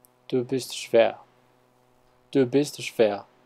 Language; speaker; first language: German; non-native, learner; Spanish